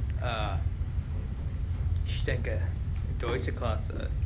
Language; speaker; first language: German; non-native, learner; English